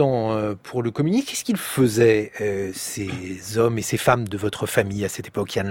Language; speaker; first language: French; native; French